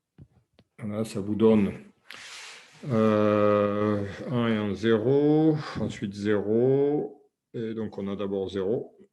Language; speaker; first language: French; native; French